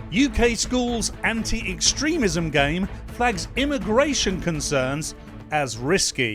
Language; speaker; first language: English; native; English